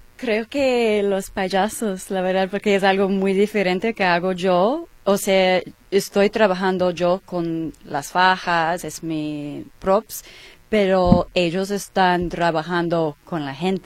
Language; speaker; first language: Spanish; non-native, learner; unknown